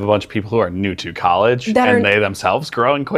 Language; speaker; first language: English; native; English